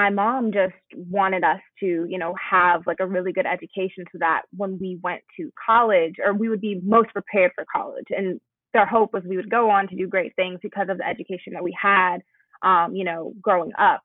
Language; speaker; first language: English; native; English